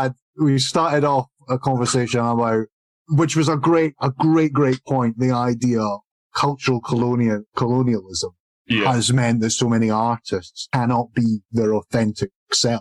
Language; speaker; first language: English; native; English